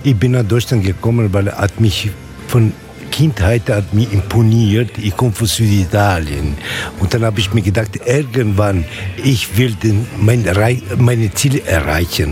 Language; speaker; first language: German; non-native, fluent; Italian